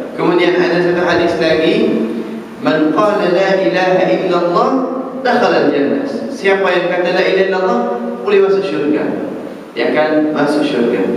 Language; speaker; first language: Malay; non-native, fluent; Arabic